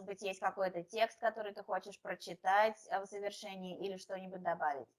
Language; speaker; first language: Russian; native; Russian